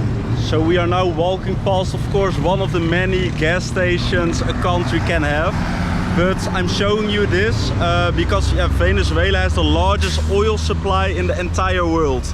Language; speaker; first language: English; non-native, fluent; Dutch